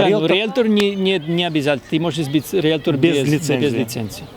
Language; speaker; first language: Russian; non-native, fluent; Spanish